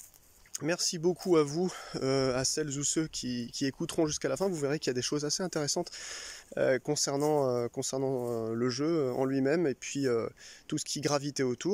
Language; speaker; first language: French; native; French